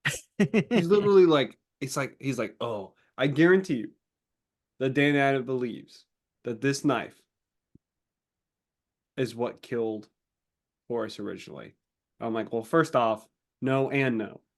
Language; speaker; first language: English; native; English